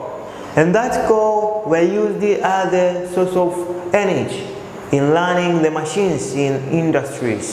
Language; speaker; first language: English; non-native, local second language; Swahili